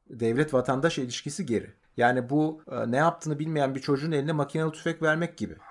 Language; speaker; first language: Turkish; native; Turkish